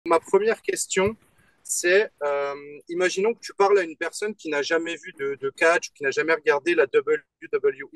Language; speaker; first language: French; native; French